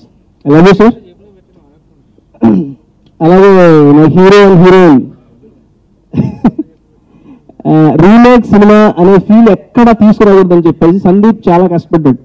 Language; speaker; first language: Telugu; native; Telugu